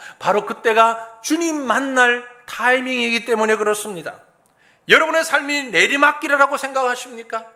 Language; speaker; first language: Korean; native; Korean